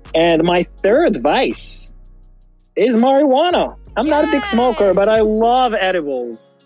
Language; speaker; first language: English; non-native, fluent; French